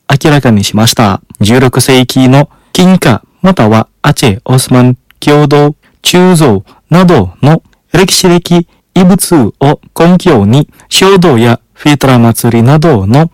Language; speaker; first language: Japanese; non-native, fluent; Indonesian